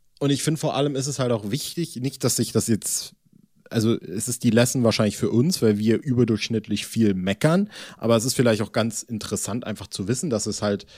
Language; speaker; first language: German; native; German